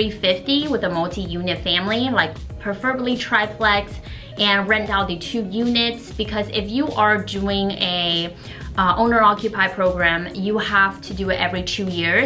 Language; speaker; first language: English; non-native, fluent; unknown